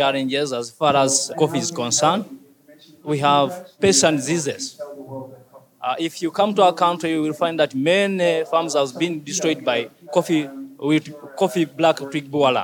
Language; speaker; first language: English; non-native, local second language; Ganda